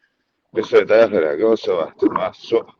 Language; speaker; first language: Russian; non-native, local second language; Chechen